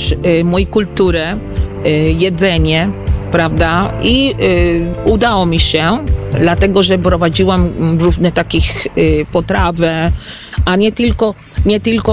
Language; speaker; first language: Polish; non-native, fluent; Spanish